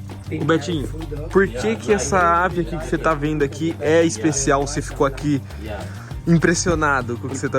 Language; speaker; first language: Portuguese; native; Portuguese